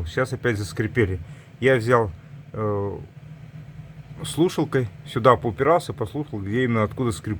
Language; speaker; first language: Russian; native; Russian